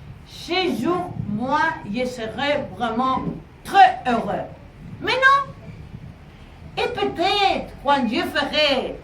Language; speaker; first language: French; non-native, learner; Spanish